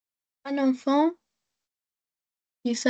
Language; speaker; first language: French; non-native, learner; Arabic